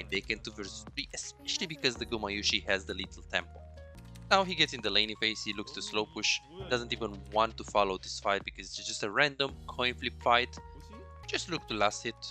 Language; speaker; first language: English; non-native, fluent; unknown